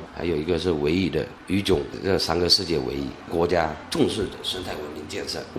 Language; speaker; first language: Chinese; native; Chinese